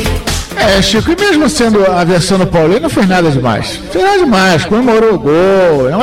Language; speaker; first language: Portuguese; native; Portuguese